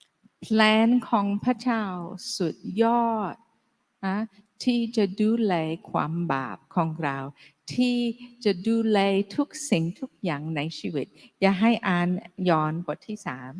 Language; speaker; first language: Thai; non-native, fluent; English